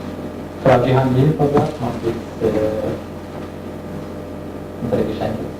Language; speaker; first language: German; non-native, fluent; Turkish